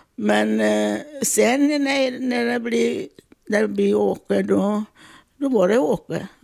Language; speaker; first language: Swedish; non-native, fluent; Italian